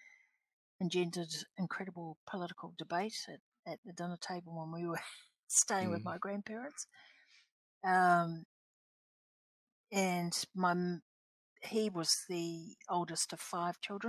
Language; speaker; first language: English; native; English